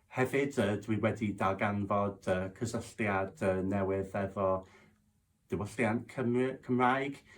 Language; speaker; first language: Welsh; non-native, learner; English